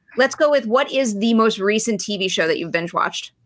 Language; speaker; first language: English; native; English